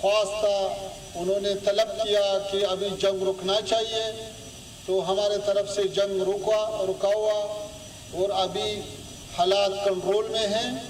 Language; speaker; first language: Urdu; non-native, fluent; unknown